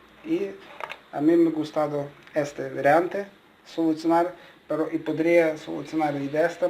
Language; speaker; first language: Spanish; non-native, learner; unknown